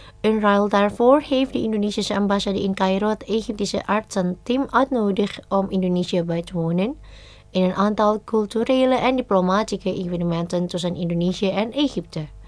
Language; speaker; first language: Dutch; non-native, fluent; Indonesian